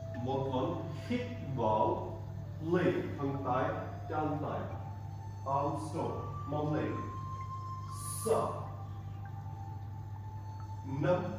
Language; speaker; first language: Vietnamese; non-native, learner; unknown